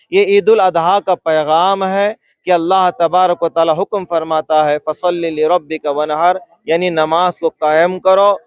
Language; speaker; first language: Urdu; native; Urdu